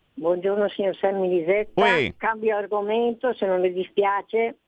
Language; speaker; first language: Italian; non-native, fluent; Portuguese